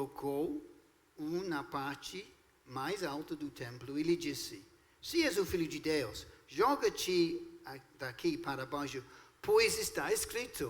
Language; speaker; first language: Portuguese; non-native, fluent; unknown